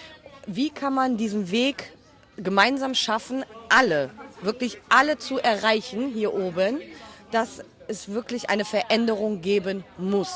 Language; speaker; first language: German; native; German